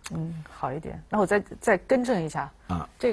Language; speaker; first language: Chinese; native; Chinese